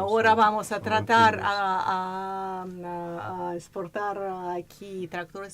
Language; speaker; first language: Spanish; non-native, fluent; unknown